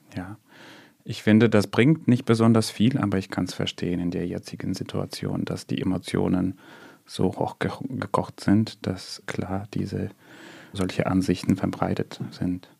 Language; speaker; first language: German; non-native, fluent; Russian